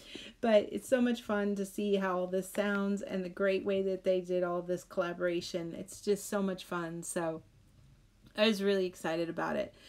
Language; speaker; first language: English; native; English